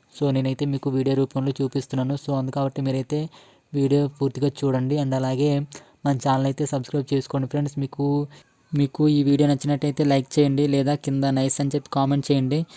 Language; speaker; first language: Telugu; non-native, local second language; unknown